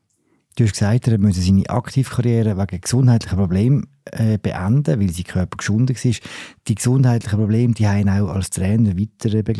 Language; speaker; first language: German; native; German